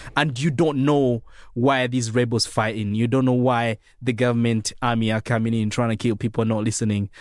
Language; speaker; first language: English; non-native, fluent; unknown